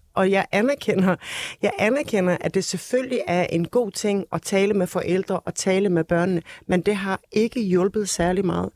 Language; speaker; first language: Danish; early bilingual, other home language; Turkish